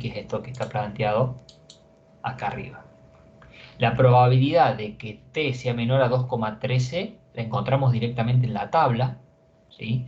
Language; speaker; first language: Spanish; native; Spanish